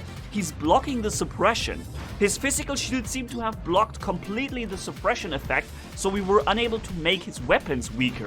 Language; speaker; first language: English; non-native, fluent; German